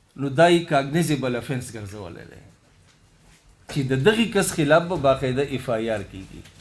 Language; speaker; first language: Pashto; native; Pashto